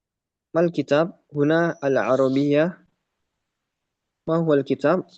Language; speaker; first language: Arabic; non-native, learner; Indonesian